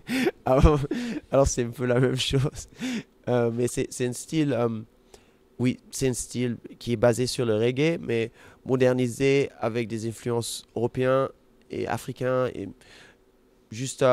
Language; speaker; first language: French; non-native, fluent; German